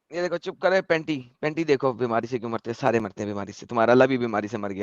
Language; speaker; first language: Hindi; native; Hindi